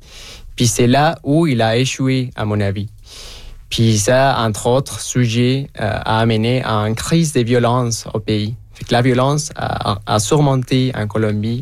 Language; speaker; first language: French; non-native, fluent; Spanish